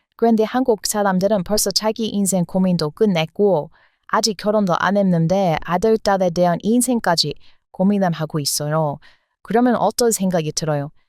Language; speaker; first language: Korean; non-native, fluent; English